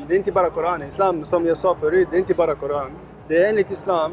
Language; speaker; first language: Swedish; non-native, learner; Arabic